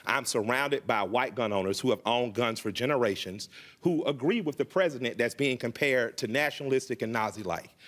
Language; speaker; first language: English; native; English